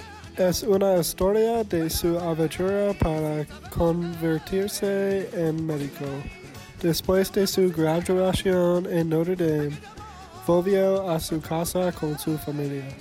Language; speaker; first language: Spanish; non-native, learner; English